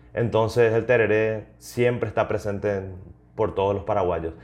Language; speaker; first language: Spanish; native; Spanish